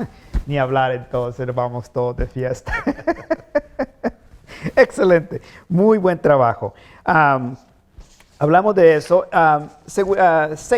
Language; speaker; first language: Spanish; native; Spanish